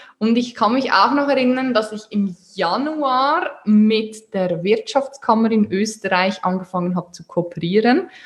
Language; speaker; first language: German; native; German